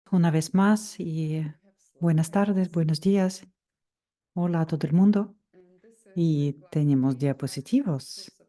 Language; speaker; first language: Spanish; non-native, fluent; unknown